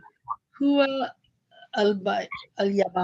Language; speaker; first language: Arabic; non-native, learner; Urdu